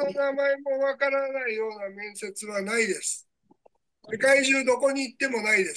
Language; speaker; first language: Japanese; non-native, fluent; Bangla